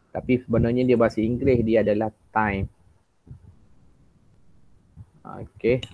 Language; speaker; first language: Malay; native; Malay